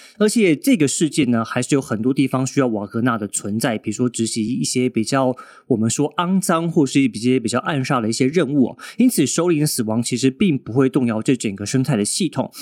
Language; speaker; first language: Chinese; native; Chinese